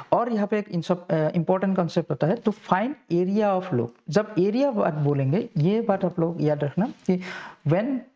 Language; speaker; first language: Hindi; non-native, local second language; Assamese